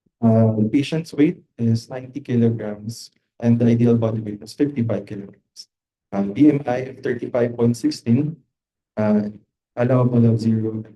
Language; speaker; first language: English; non-native, local second language; Filipino